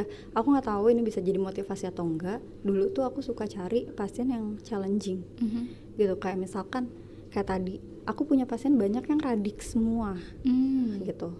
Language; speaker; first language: Indonesian; native; Indonesian